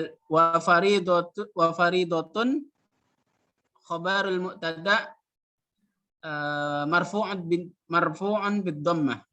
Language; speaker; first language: Arabic; non-native, learner; Indonesian